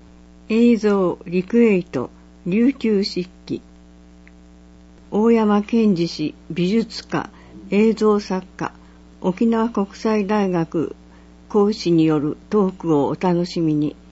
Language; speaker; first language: Japanese; native; Japanese